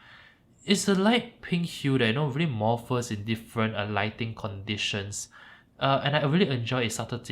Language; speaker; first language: English; native; English